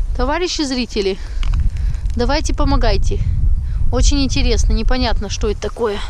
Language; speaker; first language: Russian; native; Russian